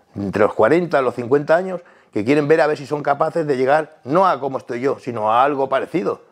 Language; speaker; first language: Spanish; native; Spanish